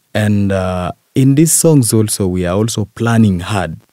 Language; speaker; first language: English; non-native, local second language; Kalenjin